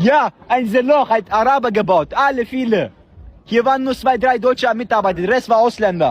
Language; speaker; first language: German; non-native, learner; Kurdish